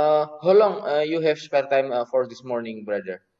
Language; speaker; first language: English; non-native, learner; Indonesian